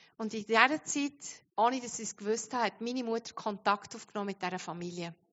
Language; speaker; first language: German; non-native, fluent; Arabic